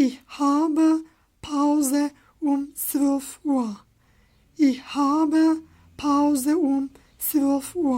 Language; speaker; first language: German; non-native, fluent; Turkish